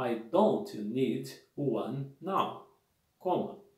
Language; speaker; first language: English; non-native, fluent; Portuguese